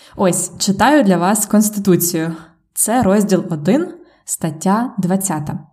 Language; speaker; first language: Ukrainian; native; Ukrainian